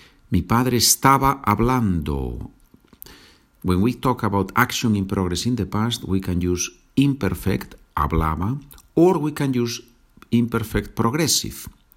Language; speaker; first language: English; non-native, fluent; Spanish